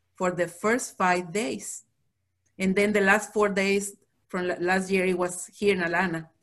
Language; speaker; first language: English; non-native, fluent; Spanish